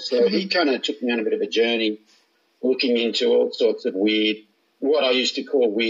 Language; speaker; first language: English; native; English